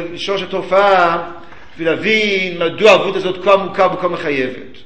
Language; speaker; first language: Hebrew; early bilingual, other home language; English